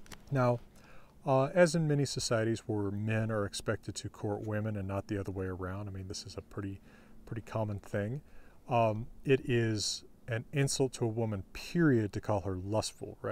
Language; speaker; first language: English; native; English